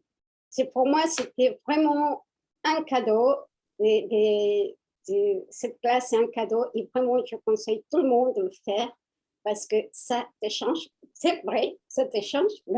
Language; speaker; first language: French; non-native, fluent; Spanish